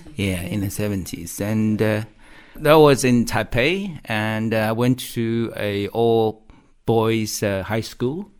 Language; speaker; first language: English; non-native, fluent; Chinese